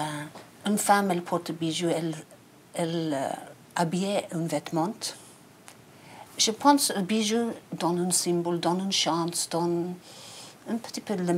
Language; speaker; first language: French; non-native, learner; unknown